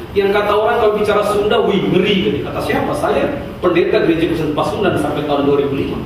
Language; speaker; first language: Indonesian; native; Indonesian